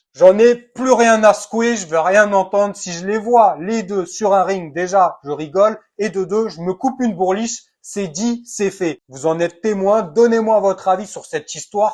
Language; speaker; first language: French; native; French